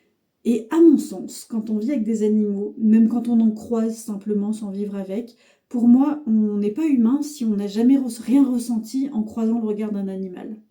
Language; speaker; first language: French; native; French